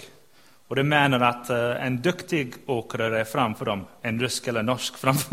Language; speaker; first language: Swedish; non-native, fluent; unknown